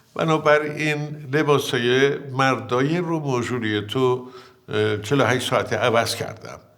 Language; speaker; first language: Persian; native; Persian